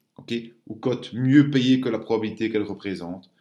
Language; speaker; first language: French; native; French